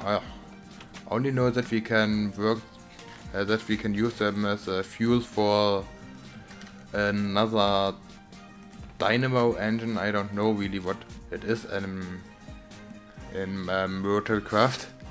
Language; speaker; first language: English; non-native, learner; German